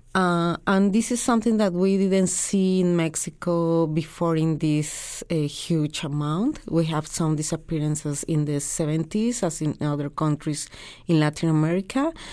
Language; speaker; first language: English; non-native, fluent; Spanish